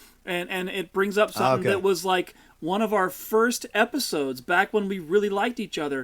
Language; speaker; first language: English; native; English